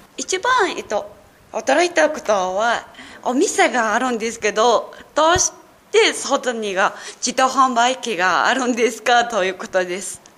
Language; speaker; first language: Japanese; non-native, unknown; Mongolian